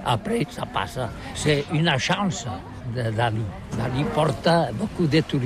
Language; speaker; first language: French; non-native, learner; Catalan